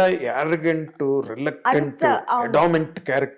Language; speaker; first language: Telugu; native; Telugu